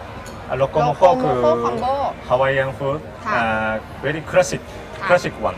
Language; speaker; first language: Thai; non-native, learner; Japanese